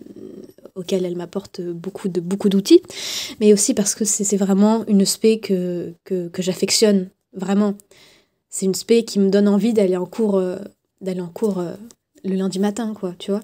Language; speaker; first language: French; native; French